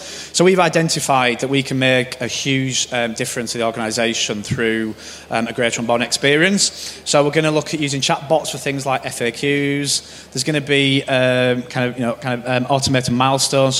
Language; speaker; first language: English; native; English